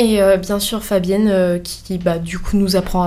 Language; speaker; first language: French; native; French